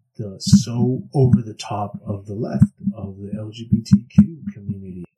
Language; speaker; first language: English; early bilingual, other home language; Spanish